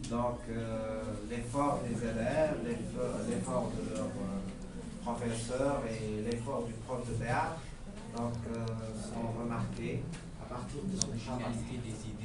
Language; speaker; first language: French; non-native, local second language; Arabic